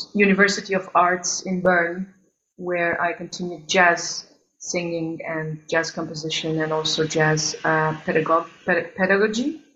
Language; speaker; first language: English; early bilingual, other home language; Albanian